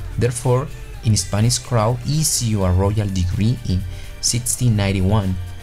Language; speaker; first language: English; non-native, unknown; Spanish